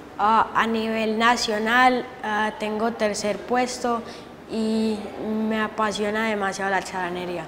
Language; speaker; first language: Spanish; early bilingual, heritage; Spanish